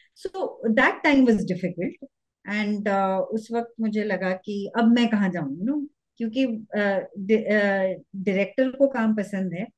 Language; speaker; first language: Hindi; native; Hindi